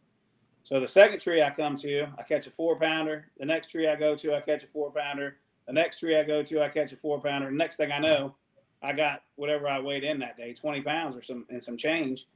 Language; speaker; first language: English; native; English